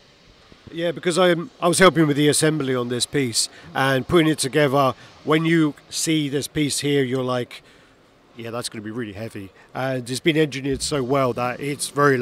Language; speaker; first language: English; native; English